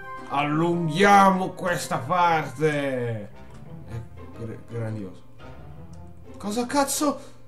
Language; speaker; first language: Italian; native; Italian